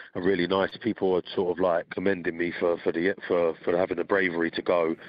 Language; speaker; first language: English; native; English